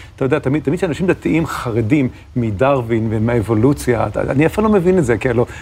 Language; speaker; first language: Hebrew; native; Hebrew